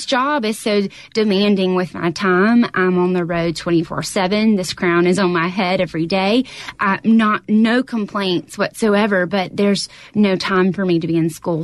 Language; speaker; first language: English; native; English